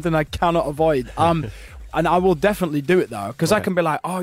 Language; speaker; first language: English; native; English